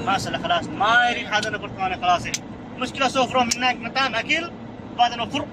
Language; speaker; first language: Arabic; non-native, learner; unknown